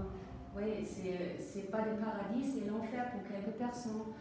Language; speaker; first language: French; non-native, fluent; German